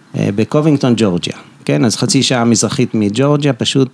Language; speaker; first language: Hebrew; early bilingual, heritage; Hebrew